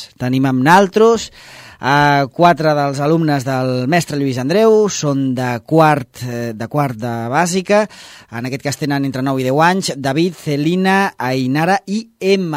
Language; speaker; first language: Catalan; native; Catalan